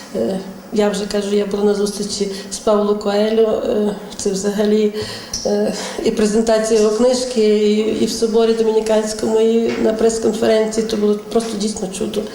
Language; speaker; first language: Ukrainian; native; Ukrainian